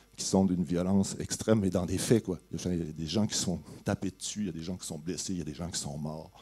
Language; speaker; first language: French; native; French